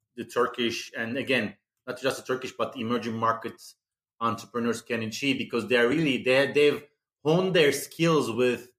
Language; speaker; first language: English; non-native, fluent; Turkish